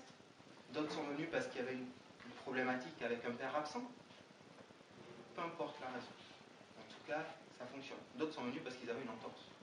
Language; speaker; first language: French; native; French